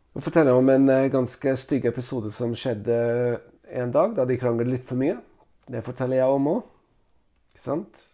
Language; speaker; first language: Norwegian; non-native, fluent; Italian